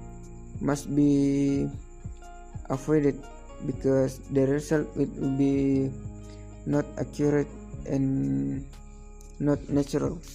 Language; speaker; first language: English; non-native, learner; Indonesian